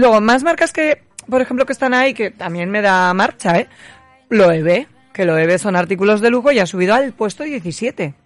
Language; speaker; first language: Spanish; native; Spanish